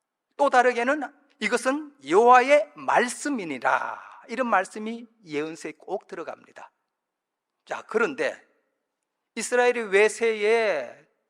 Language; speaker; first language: Korean; native; Korean